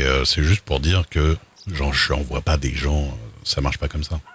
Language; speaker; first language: French; native; French